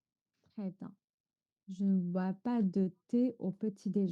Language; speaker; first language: French; non-native, fluent; Chinese